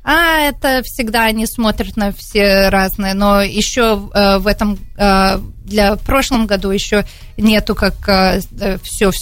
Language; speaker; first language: Russian; early bilingual, heritage; Russian